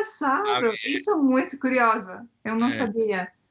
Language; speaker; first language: Portuguese; non-native, fluent; Estonian